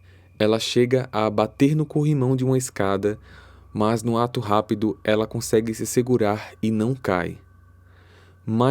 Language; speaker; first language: Portuguese; native; Portuguese